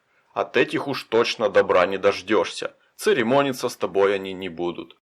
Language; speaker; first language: Russian; native; Russian